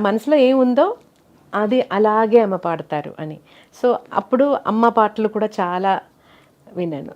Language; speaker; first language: Telugu; non-native, fluent; Malayalam